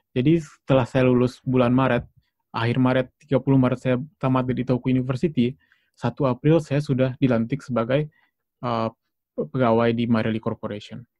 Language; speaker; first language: Indonesian; native; Indonesian